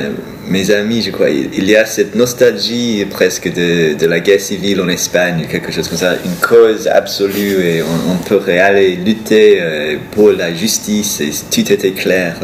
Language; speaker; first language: French; non-native, fluent; English